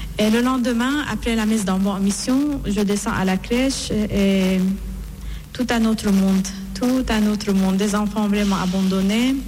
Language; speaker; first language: French; non-native, fluent; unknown